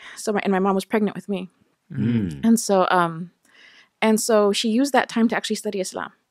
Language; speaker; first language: English; native; English